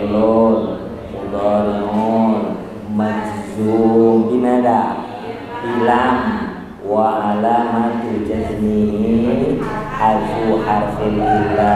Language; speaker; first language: Arabic; non-native, fluent; Indonesian